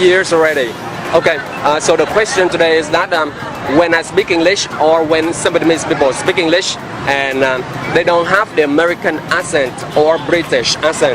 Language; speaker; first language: English; non-native, fluent; Vietnamese